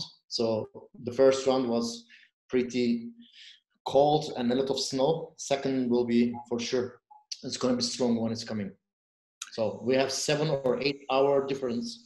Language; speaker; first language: English; non-native, fluent; Turkish